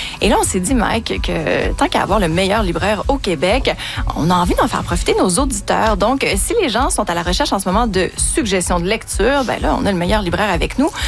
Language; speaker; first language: French; native; French